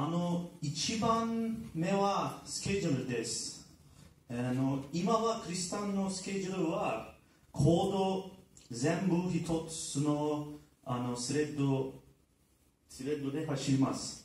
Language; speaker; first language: Japanese; non-native, learner; Turkish